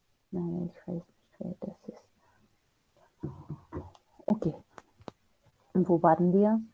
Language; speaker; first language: German; non-native, fluent; Hindi